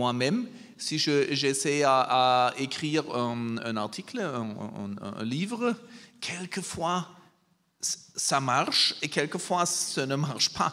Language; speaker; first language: French; non-native, learner; German